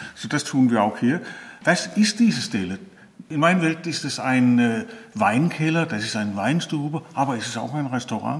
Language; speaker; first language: German; non-native, learner; Danish